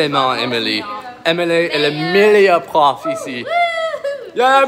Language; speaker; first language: French; non-native, learner; English